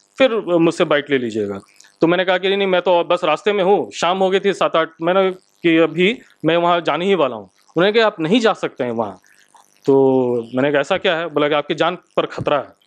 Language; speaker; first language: Hindi; native; Hindi